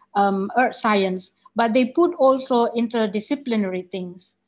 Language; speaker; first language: English; non-native, fluent; Indonesian